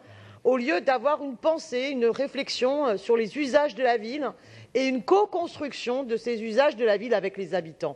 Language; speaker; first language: French; native; French